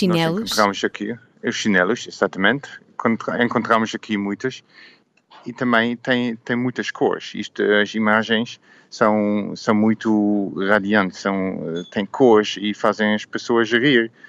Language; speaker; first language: Portuguese; non-native, learner; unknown